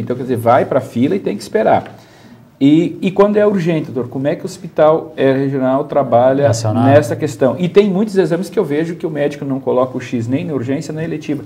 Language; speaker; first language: Portuguese; native; Portuguese